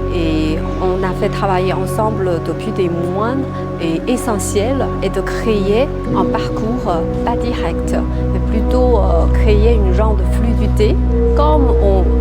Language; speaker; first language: French; non-native, fluent; Chinese